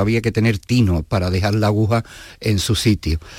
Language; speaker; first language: Spanish; native; Spanish